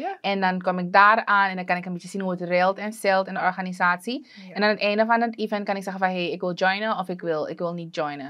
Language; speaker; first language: Dutch; native; Dutch